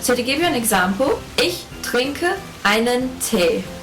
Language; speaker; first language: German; non-native, fluent; English